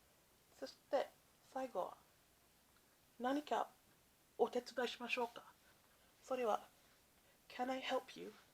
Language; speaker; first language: Japanese; non-native, learner; English